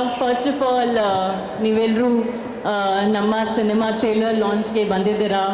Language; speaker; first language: Kannada; non-native, learner; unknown